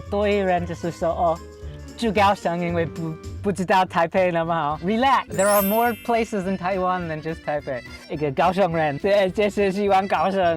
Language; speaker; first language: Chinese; non-native, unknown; English